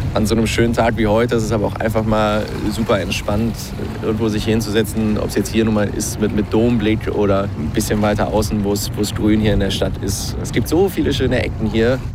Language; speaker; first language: German; native; German